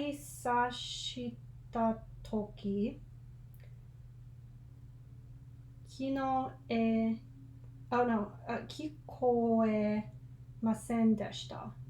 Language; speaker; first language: Japanese; non-native, learner; English